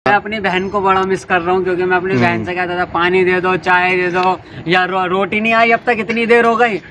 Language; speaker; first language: Hindi; native; Hindi